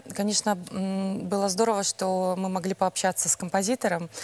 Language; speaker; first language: Russian; non-native, local second language; Belarusian